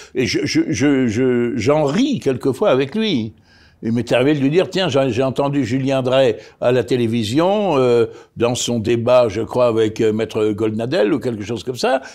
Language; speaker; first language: French; native; French